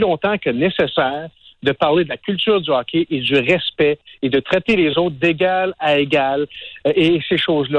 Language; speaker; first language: French; native; French